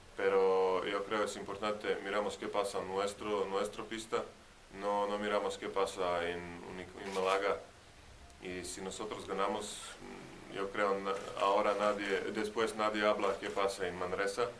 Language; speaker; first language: Spanish; non-native, learner; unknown